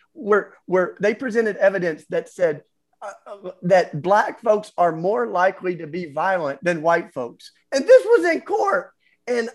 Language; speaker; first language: English; native; English